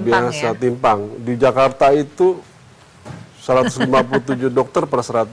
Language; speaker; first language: Indonesian; native; Indonesian